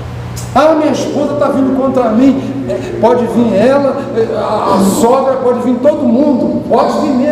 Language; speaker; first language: Portuguese; native; Portuguese